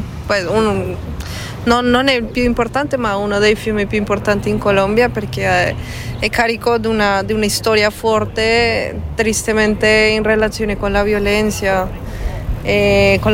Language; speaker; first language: Italian; non-native, fluent; Spanish